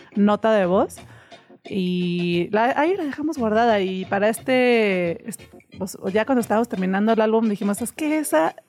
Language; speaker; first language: Spanish; native; Spanish